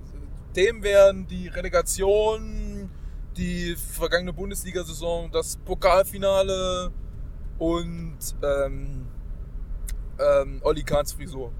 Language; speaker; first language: German; native; German